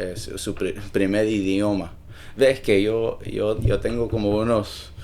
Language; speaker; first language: Spanish; early bilingual, heritage; Spanish